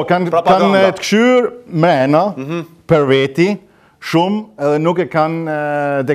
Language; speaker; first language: Albanian; non-native, learner; German